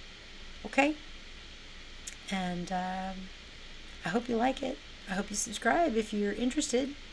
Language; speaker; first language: English; native; English